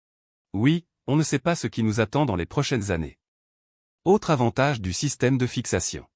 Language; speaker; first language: French; native; French